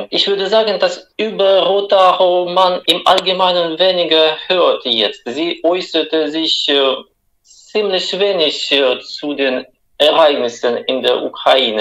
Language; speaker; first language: German; non-native, fluent; Russian